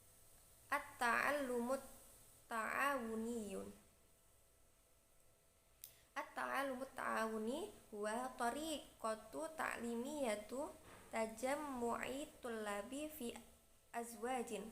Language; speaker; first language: Arabic; non-native, learner; Indonesian